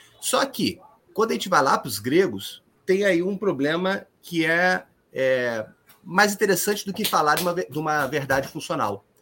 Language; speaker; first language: Portuguese; native; Portuguese